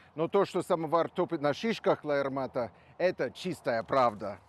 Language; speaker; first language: Russian; non-native, fluent; English